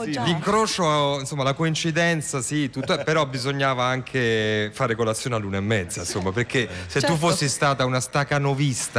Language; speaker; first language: Italian; native; Italian